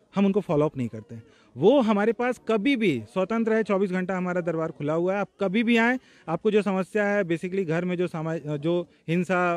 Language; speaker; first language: Hindi; native; Hindi